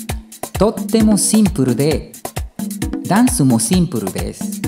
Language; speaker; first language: Japanese; non-native, fluent; Spanish